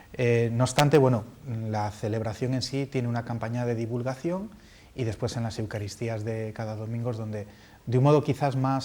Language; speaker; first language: Spanish; native; Spanish